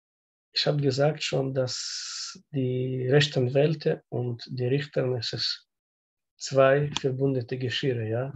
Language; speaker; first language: German; non-native, learner; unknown